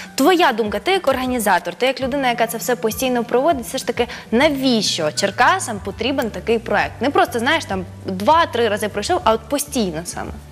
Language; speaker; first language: Ukrainian; native; Ukrainian